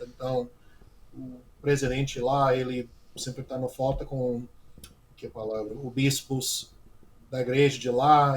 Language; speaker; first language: Portuguese; non-native, fluent; English